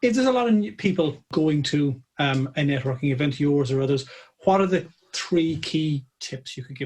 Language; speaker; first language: English; native; English